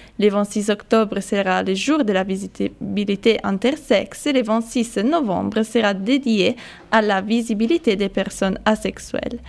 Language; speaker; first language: French; non-native, fluent; Italian